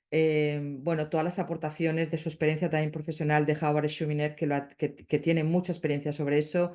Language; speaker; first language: Spanish; native; Spanish